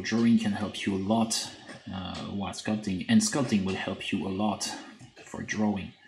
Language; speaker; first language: English; non-native, fluent; French